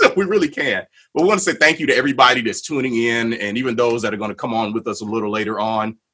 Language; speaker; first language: English; native; English